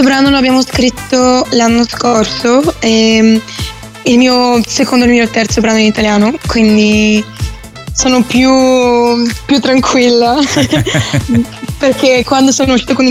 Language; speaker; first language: Italian; non-native, fluent; Bulgarian